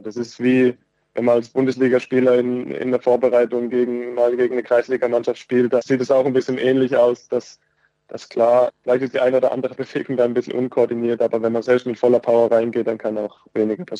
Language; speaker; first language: German; native; German